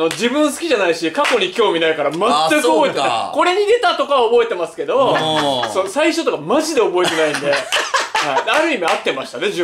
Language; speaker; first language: Japanese; native; Japanese